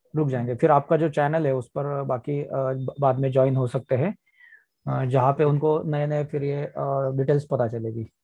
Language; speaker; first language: Hindi; non-native, local second language; Marathi